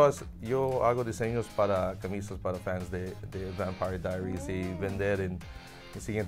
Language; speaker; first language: Spanish; non-native, learner; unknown